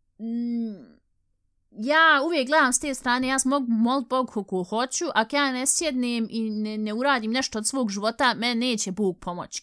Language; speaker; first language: Bosnian; early bilingual, heritage; Bosnian